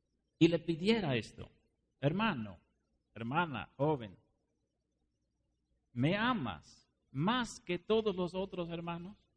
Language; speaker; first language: Spanish; non-native, fluent; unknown